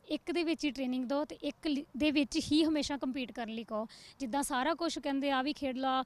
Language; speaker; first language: Punjabi; native; Punjabi